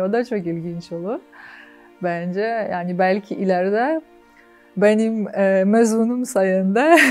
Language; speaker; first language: Turkish; non-native, fluent; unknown